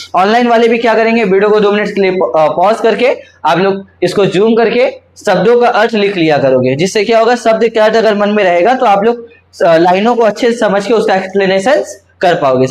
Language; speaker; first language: Hindi; native; Hindi